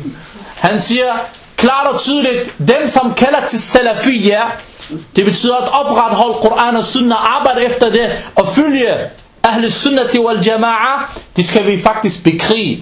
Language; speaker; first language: Danish; non-native, local second language; Arabic